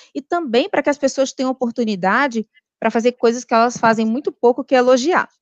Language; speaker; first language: Portuguese; native; Portuguese